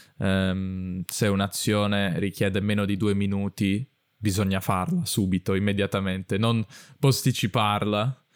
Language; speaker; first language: Italian; native; Italian